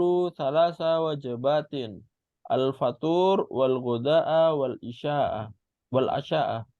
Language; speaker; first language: Arabic; non-native, fluent; Indonesian